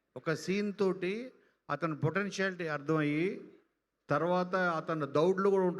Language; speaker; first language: Telugu; native; Telugu